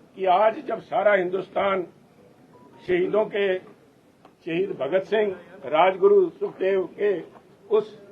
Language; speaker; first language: Hindi; non-native, local second language; Punjabi